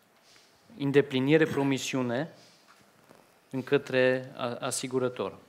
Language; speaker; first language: Romanian; non-native, fluent; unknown